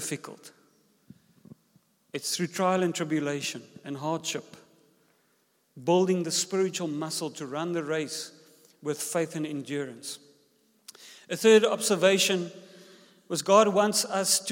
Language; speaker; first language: English; non-native, local second language; Afrikaans